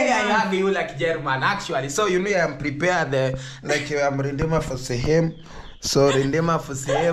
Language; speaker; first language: English; non-native, learner; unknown